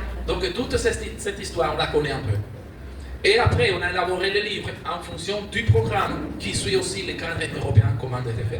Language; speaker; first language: French; non-native, fluent; Spanish